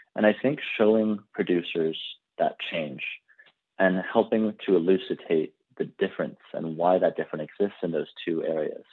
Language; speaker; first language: English; native; English